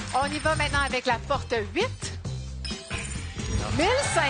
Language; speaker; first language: French; native; French